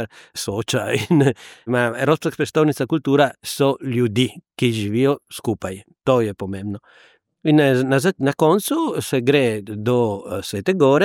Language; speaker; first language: Slovenian; non-native, learner; Italian